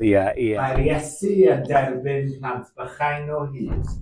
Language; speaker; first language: Welsh; native; Welsh